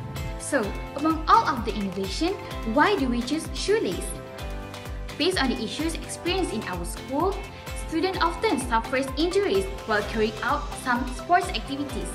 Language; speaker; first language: English; non-native, local second language; Malay